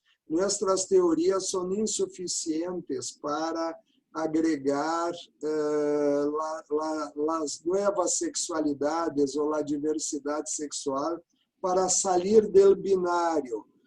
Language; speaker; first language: Spanish; non-native, learner; Portuguese